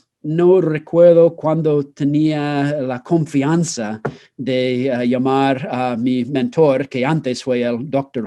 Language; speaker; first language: Spanish; non-native, fluent; English